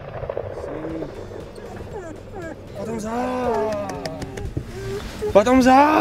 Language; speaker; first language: Spanish; non-native, learner; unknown